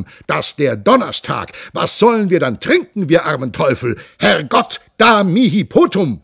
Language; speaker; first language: German; native; German